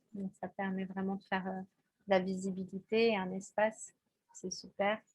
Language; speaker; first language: French; native; French